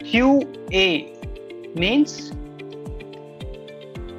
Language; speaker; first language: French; non-native, fluent; Hindi